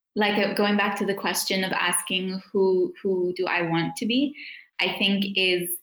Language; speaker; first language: English; native; English